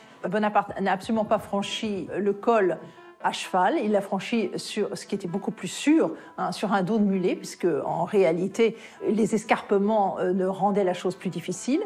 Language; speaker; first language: French; native; French